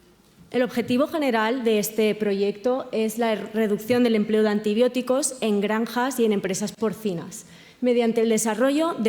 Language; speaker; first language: Spanish; native; Spanish